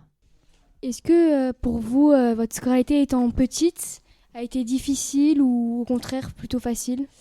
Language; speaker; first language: French; native; French